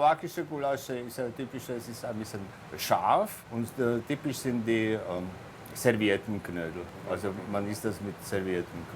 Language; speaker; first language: German; non-native, fluent; Slovak